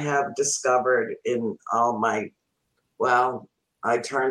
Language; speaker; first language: English; native; English